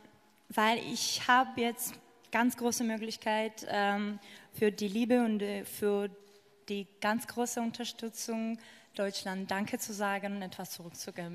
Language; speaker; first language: German; non-native, fluent; Georgian